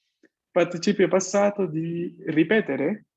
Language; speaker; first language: Italian; non-native, fluent; Spanish